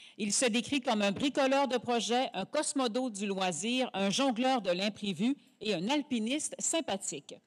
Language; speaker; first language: French; native; French